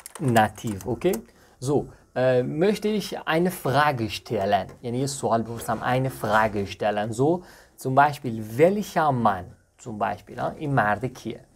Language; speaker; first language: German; non-native, fluent; Persian